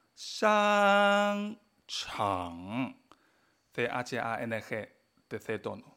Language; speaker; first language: Spanish; non-native, fluent; Chinese